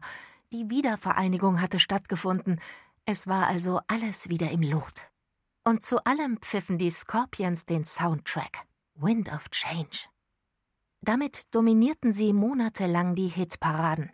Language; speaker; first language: German; native; German